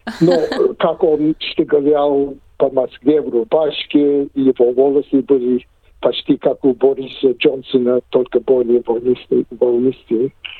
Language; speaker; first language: Russian; non-native, fluent; English